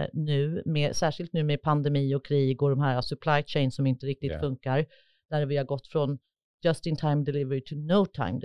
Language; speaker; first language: Swedish; native; Swedish